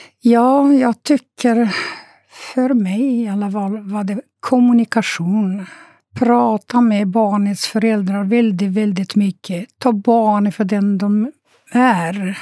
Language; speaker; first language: Swedish; non-native, fluent; Romanian